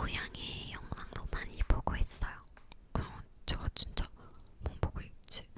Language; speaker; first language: Korean; non-native, learner; English